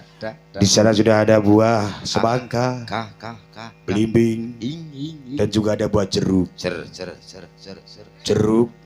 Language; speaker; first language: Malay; non-native, local second language; Javanese